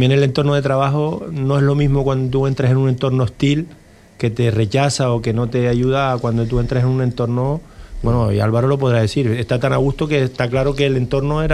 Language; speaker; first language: Spanish; native; Spanish